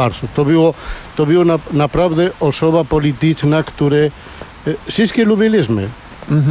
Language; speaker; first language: Polish; non-native, learner; Spanish